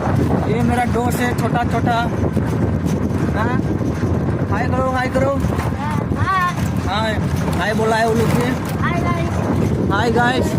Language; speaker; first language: Hindi; non-native, local second language; Bodo